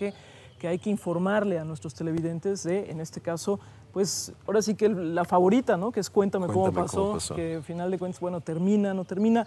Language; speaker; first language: Spanish; native; Spanish